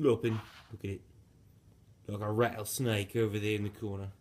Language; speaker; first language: English; native; English